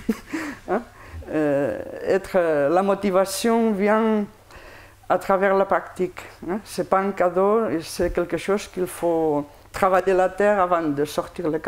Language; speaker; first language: French; non-native, fluent; Spanish